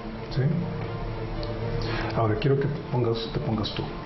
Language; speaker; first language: Spanish; native; Spanish